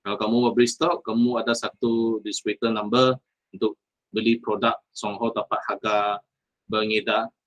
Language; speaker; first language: Malay; non-native, local second language; Chinese